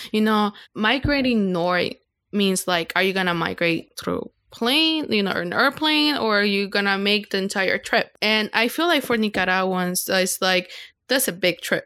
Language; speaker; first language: English; non-native, fluent; Spanish